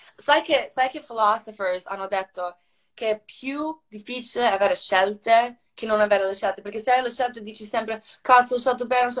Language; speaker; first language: Italian; non-native, fluent; Croatian